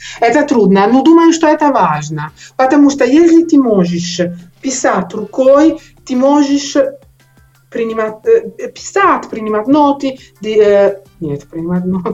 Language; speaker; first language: Russian; non-native, learner; Italian